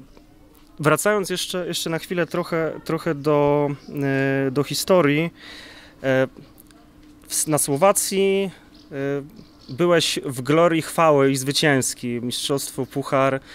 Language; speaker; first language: Polish; native; Polish